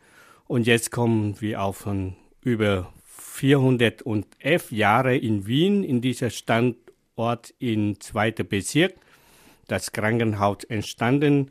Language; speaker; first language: German; non-native, fluent; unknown